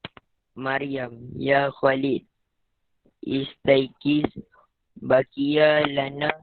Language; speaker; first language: Arabic; non-native, learner; Malay